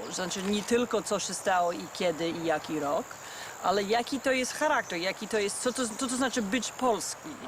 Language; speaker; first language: Polish; non-native, fluent; English